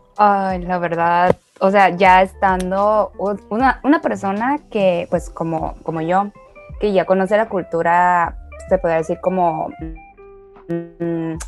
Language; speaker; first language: Spanish; early bilingual, other home language; Chinese